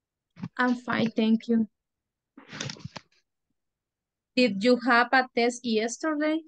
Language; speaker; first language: English; non-native, learner; Spanish